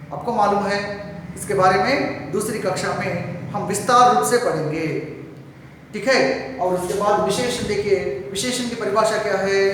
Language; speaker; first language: Hindi; non-native, local second language; Telugu